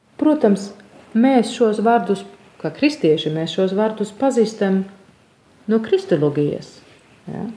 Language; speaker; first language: Latvian; non-native, fluent; German